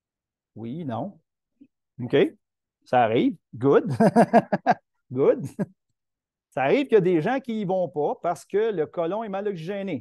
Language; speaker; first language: French; native; French